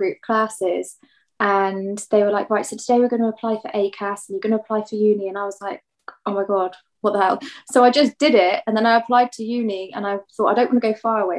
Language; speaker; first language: English; native; English